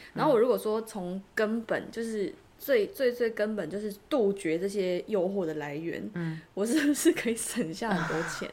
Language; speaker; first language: Chinese; native; Chinese